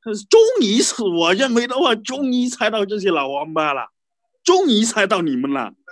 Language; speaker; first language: Chinese; native; Chinese